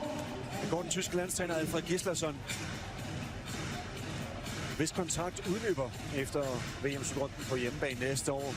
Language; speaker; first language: Danish; native; Danish